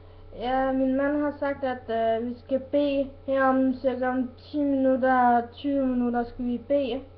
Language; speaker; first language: Danish; non-native, learner; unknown